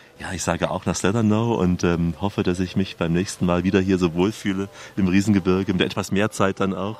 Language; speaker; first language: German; native; German